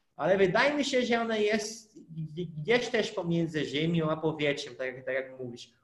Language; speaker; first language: Polish; non-native, fluent; Portuguese